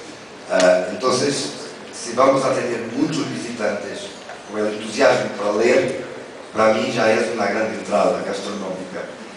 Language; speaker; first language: Spanish; non-native, fluent; Portuguese